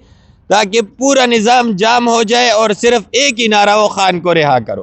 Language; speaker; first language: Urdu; non-native, local second language; Pashto